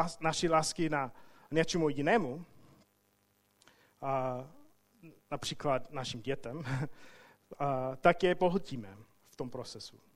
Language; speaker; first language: Czech; non-native, fluent; English